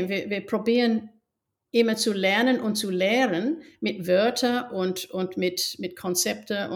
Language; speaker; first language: German; non-native, fluent; English